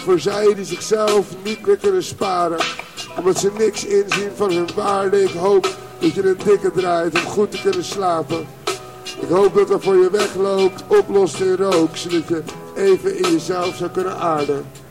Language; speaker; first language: Dutch; native; Dutch